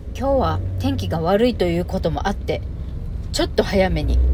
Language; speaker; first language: Japanese; native; Japanese